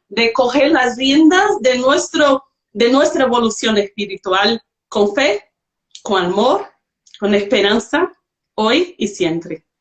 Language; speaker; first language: Spanish; non-native, fluent; Portuguese